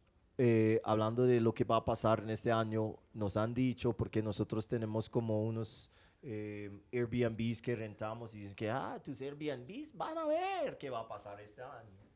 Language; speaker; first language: Spanish; non-native, fluent; English